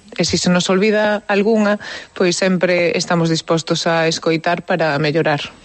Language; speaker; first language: Galician; native; Galician